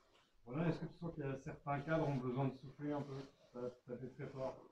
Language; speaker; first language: French; native; French